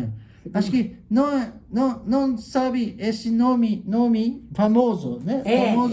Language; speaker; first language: Portuguese; non-native, learner; Japanese